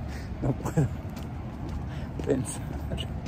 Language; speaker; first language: Spanish; non-native, learner; English